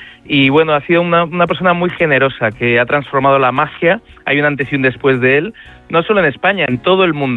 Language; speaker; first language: Spanish; native; Spanish